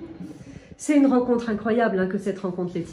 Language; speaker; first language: French; native; French